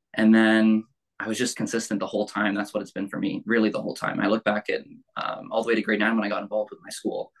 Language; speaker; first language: English; native; English